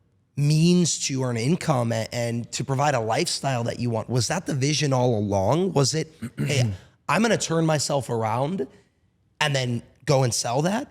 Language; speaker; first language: English; native; English